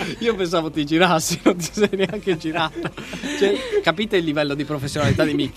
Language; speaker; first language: Italian; native; Italian